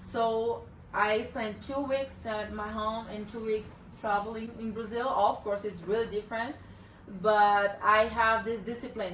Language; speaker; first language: English; non-native, learner; Portuguese